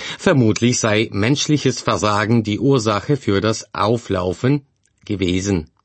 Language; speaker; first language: German; non-native, fluent; Bulgarian